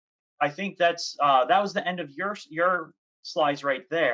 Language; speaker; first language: English; native; English